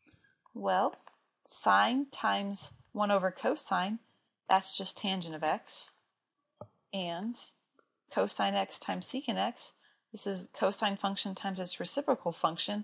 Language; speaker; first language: English; native; English